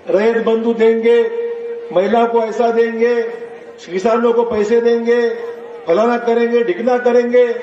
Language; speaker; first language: Hindi; non-native, local second language; Marathi